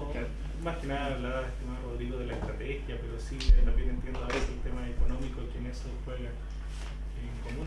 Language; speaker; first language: Spanish; native; Spanish